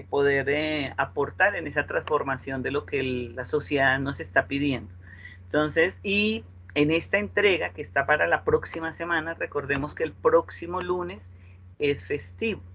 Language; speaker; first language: Spanish; native; Spanish